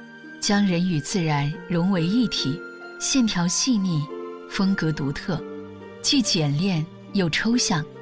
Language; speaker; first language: Chinese; native; Chinese